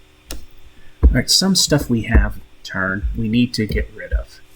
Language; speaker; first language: English; native; English